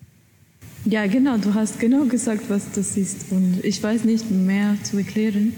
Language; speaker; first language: German; non-native, learner; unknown